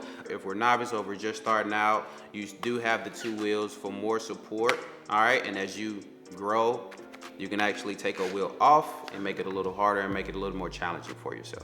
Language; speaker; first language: English; native; English